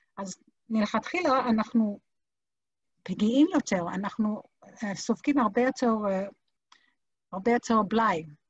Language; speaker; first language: Hebrew; native; Hebrew